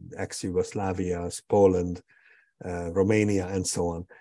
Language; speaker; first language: English; non-native, fluent; Hungarian